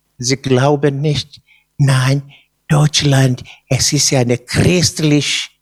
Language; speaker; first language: German; non-native, fluent; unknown